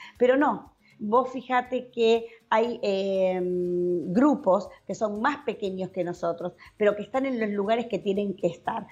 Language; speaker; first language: Spanish; native; Spanish